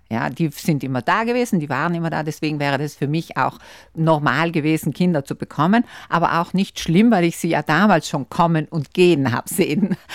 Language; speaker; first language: German; native; German